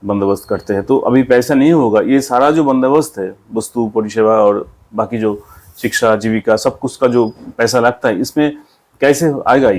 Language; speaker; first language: Hindi; non-native, local second language; Bangla